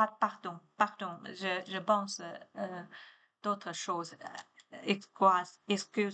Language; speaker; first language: French; non-native, learner; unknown